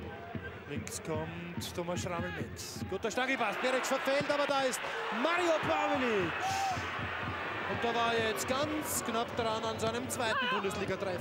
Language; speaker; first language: German; native; German